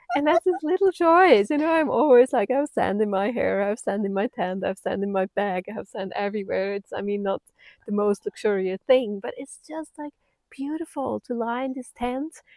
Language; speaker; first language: English; non-native, fluent; German